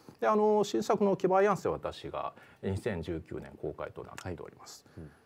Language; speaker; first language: Japanese; native; Japanese